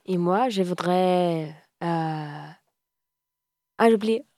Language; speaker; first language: French; non-native, learner; Portuguese